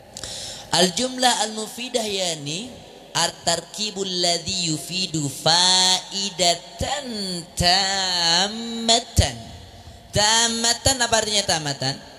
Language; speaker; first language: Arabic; non-native, fluent; Indonesian